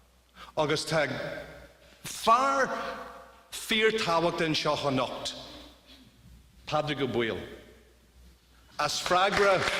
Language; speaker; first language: Irish; non-native, learner; English